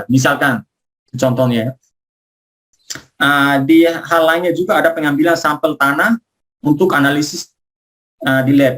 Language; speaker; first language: Indonesian; non-native, local second language; Tetum